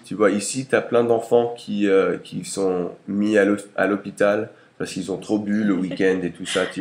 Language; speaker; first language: French; early bilingual, heritage; English